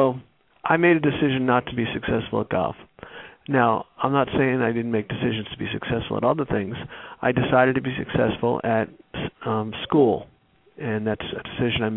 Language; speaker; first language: English; native; English